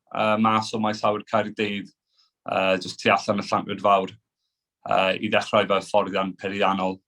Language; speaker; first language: Welsh; non-native, local second language; English